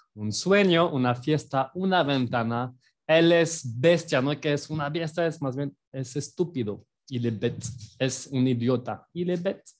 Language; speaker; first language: Spanish; non-native, fluent; French